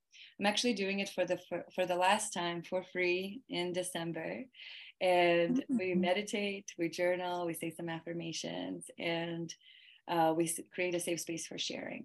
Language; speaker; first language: English; early bilingual, other home language; Russian